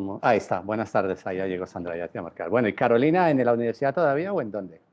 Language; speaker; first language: Spanish; native; Spanish